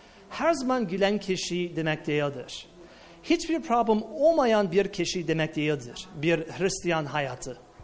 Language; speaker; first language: Turkish; non-native, fluent; English